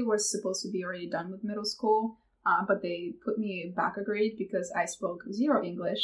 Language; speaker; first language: English; non-native, fluent; Russian